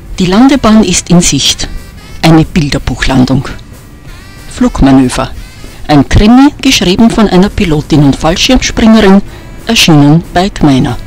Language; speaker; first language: German; native; German